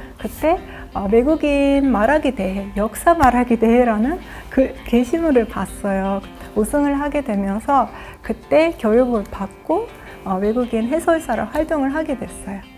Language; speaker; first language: Korean; non-native, fluent; Azerbaijani